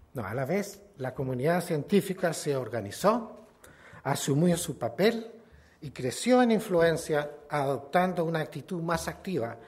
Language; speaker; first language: Spanish; native; Spanish